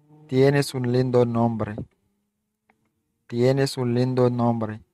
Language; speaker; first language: Spanish; non-native, learner; Haitian Creole